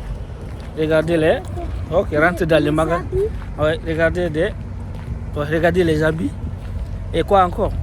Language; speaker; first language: French; native; French